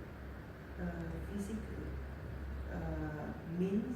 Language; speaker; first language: French; non-native, learner; Spanish